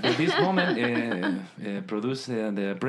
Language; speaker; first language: English; non-native, learner; Spanish